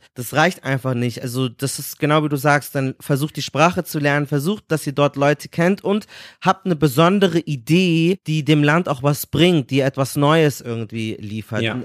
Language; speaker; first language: German; native; German